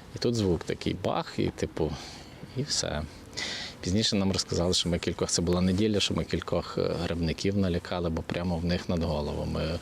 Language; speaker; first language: Ukrainian; native; Ukrainian